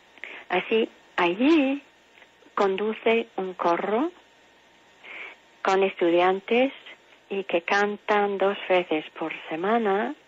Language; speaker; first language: Spanish; non-native, fluent; English